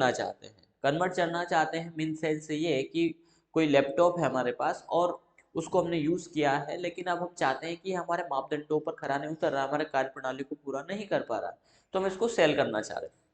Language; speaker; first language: Hindi; native; Hindi